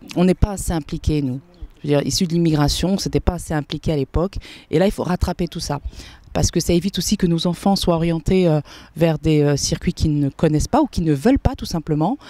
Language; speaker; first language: French; native; French